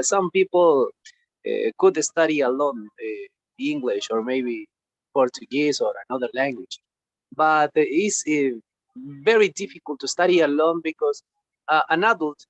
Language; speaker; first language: English; non-native, learner; Spanish